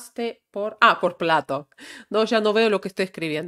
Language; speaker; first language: Spanish; non-native, fluent; Russian